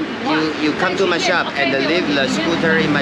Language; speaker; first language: English; non-native, learner; Chinese